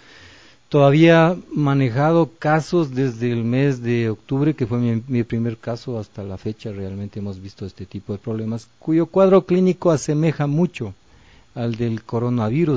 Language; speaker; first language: Spanish; native; Spanish